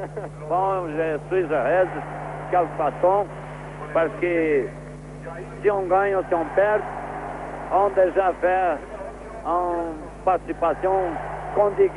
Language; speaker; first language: French; non-native, fluent; Portuguese